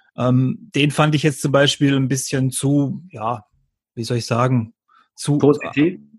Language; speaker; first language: German; early bilingual, other home language; Croatian